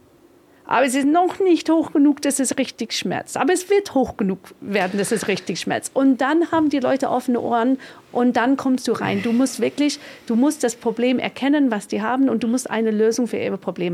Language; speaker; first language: German; non-native, fluent; English